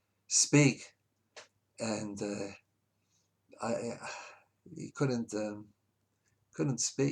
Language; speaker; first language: English; native; English